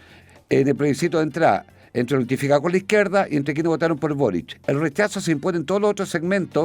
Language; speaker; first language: Spanish; native; Spanish